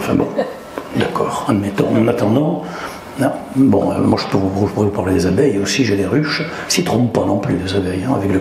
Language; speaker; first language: French; native; French